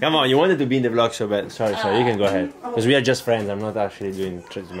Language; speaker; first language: English; non-native, fluent; Italian